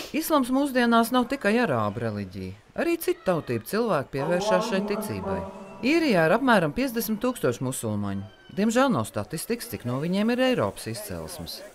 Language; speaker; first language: Latvian; native; Latvian